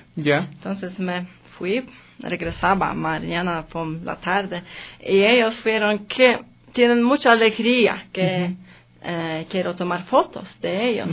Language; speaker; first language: Spanish; non-native, learner; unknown